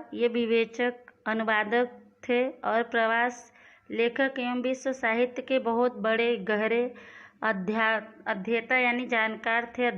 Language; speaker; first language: Hindi; non-native, local second language; Gujarati